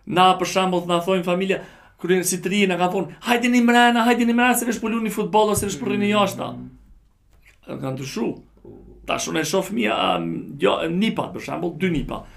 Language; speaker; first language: Albanian; early bilingual, heritage; Albanian